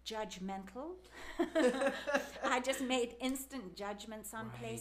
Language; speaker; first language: English; native; English